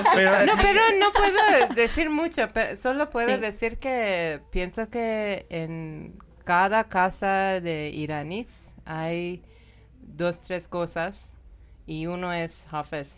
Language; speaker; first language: Spanish; non-native, learner; Persian